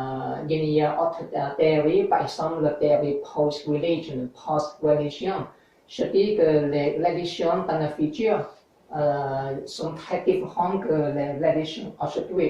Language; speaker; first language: French; non-native, fluent; English